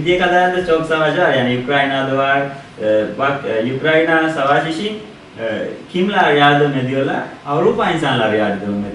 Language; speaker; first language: Turkish; non-native, learner; Sinhala